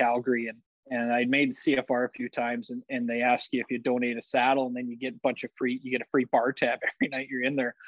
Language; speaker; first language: English; native; English